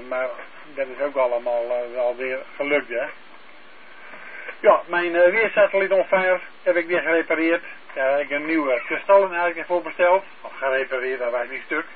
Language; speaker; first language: Dutch; native; Dutch